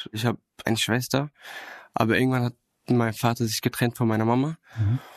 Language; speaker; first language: German; non-native, fluent; Arabic